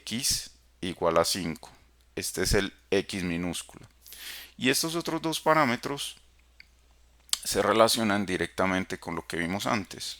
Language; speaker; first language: Spanish; native; Spanish